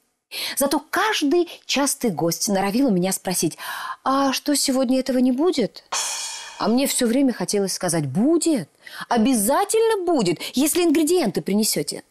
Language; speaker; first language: Russian; native; Russian